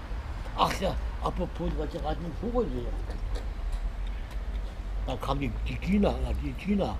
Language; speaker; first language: German; native; German